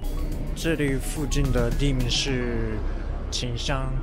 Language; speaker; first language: Chinese; non-native, learner; Japanese